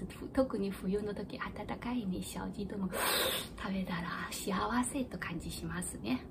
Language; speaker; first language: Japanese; non-native, fluent; Chinese